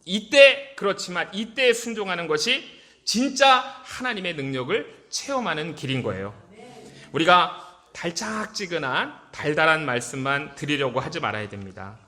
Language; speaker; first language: Korean; native; Korean